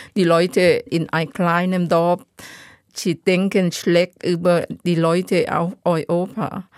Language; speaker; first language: German; non-native, learner; Thai